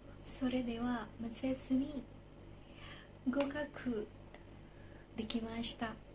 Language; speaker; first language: Japanese; non-native, learner; Indonesian